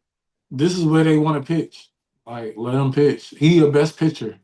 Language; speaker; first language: English; native; English